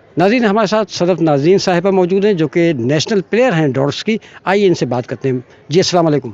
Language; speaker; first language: Urdu; native; Urdu